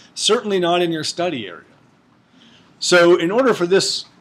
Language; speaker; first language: English; native; English